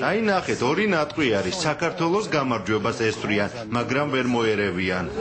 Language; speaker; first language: Georgian; early bilingual, heritage; Georgian